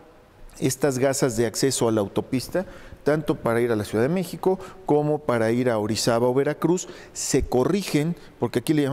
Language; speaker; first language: Spanish; native; Spanish